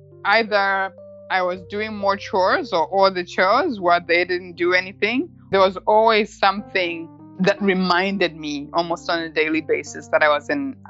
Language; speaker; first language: English; non-native, local second language; Shona